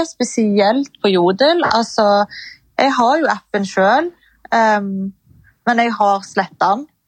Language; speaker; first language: Norwegian; early bilingual, other home language; Arabic